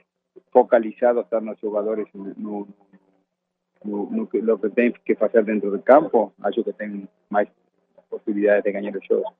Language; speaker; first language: Portuguese; non-native, fluent; Spanish